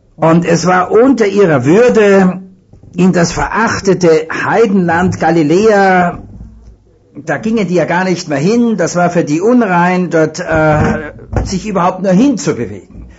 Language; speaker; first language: German; native; German